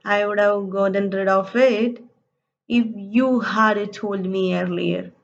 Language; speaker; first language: English; non-native, local second language; Tamil